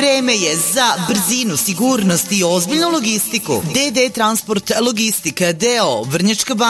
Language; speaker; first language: Serbian; native; Serbian